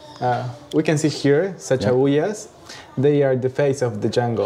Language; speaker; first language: English; non-native, learner; Spanish